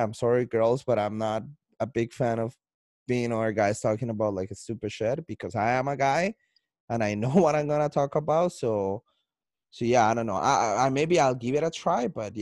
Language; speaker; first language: English; non-native, fluent; Spanish